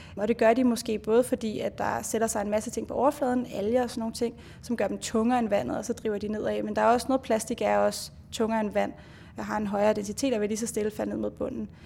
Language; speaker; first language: Danish; native; Danish